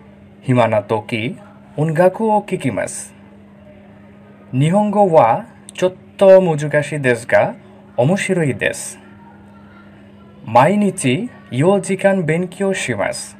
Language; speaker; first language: Japanese; non-native, learner; Bangla